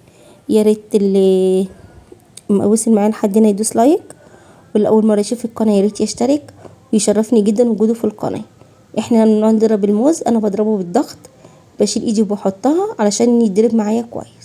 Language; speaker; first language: Arabic; native; Arabic